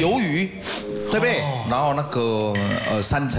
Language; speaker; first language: Chinese; native; Chinese